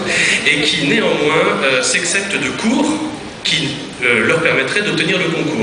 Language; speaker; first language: French; native; French